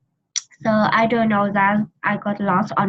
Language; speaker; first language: English; non-native, learner; Vietnamese